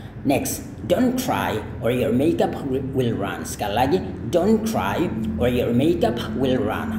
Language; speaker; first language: English; non-native, fluent; Indonesian